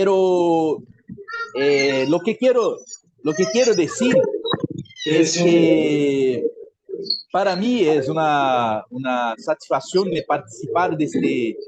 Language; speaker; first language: Spanish; non-native, fluent; Portuguese